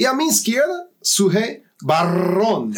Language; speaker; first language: Spanish; non-native, fluent; English